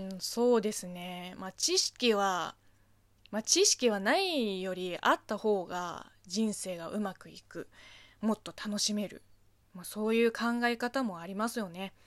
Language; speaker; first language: Japanese; non-native, fluent; Chinese